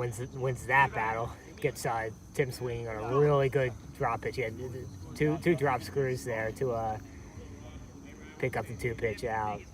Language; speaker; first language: English; native; English